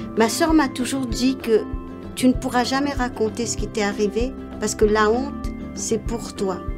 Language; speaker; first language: French; non-native, local second language; Morisyen